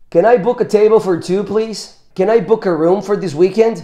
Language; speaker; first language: English; non-native, fluent; Portuguese